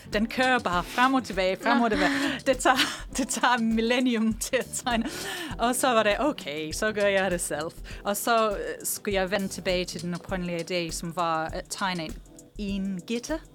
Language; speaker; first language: Danish; non-native, fluent; English